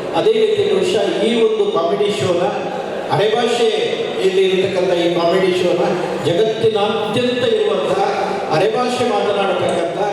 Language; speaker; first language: Kannada; non-native, local second language; Tulu